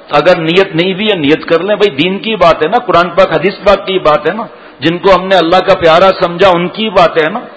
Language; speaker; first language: Urdu; native; Urdu